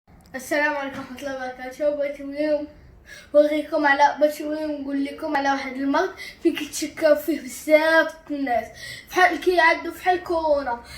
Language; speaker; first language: Arabic; native; Arabic